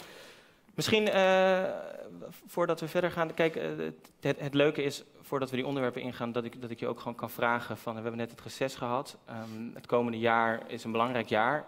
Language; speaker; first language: Dutch; native; Dutch